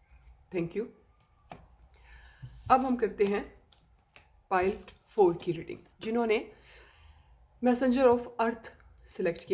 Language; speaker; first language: Hindi; native; Hindi